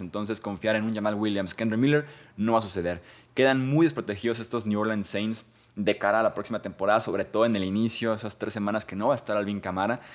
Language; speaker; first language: Spanish; native; Spanish